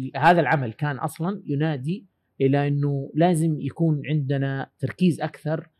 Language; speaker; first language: Arabic; native; Arabic